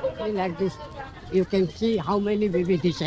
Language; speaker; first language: English; non-native, learner; Hindi